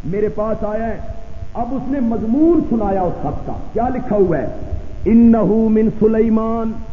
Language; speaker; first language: Urdu; non-native, local second language; Punjabi